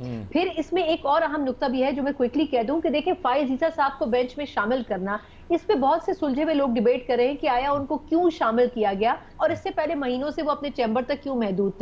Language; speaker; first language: Urdu; native; Urdu